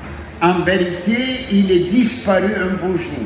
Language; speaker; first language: French; non-native, fluent; Greek